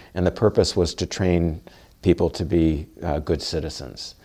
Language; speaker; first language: English; native; English